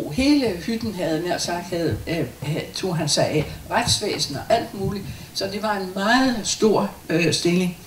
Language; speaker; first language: Danish; native; Danish